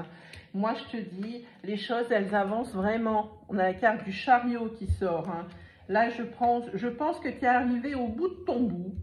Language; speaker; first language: French; native; French